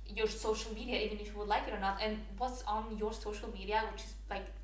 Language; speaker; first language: English; non-native, fluent; Norwegian